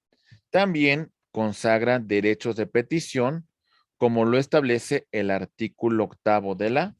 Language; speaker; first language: Spanish; native; Spanish